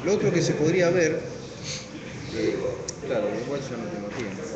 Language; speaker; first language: Spanish; native; Spanish